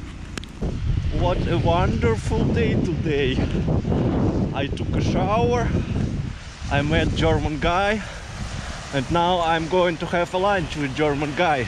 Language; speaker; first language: English; non-native, fluent; Russian